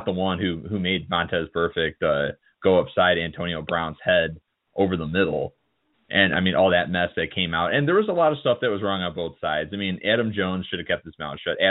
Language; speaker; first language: English; native; English